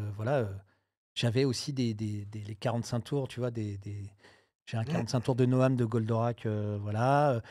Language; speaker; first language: French; native; French